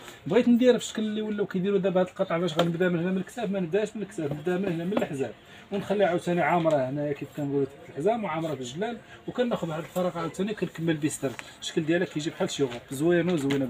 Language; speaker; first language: Arabic; native; Arabic